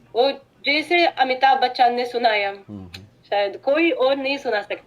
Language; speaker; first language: Hindi; non-native, fluent; Russian